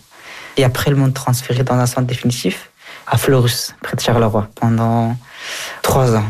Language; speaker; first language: French; early bilingual, other home language; Persian